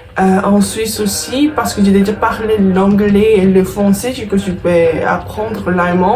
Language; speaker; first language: French; non-native, fluent; Korean